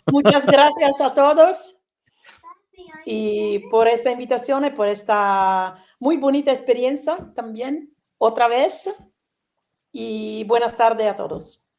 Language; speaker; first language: Spanish; non-native, learner; Italian